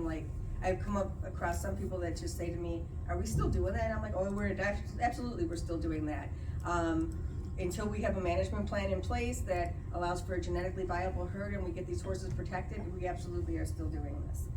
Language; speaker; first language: English; native; English